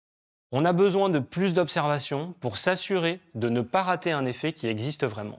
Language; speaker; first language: French; native; French